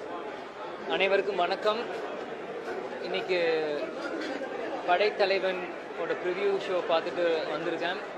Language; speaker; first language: Tamil; native; Tamil